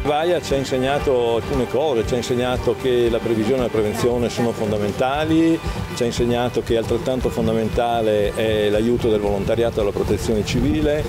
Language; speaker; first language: Italian; native; Italian